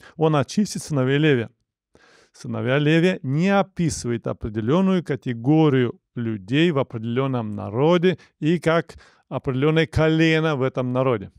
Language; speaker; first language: Russian; non-native, local second language; Romanian